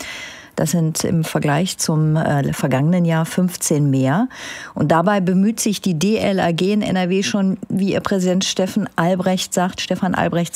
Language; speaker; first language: German; native; German